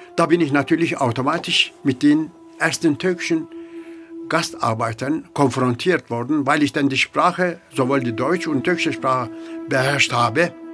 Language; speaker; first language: German; non-native, fluent; Turkish